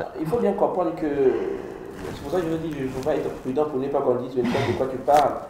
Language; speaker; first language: French; non-native, local second language; Kongo